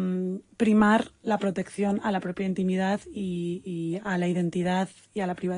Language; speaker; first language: Spanish; native; Spanish